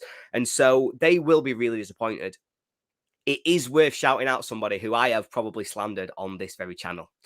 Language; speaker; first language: English; native; English